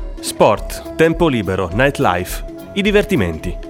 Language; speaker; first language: Italian; native; Italian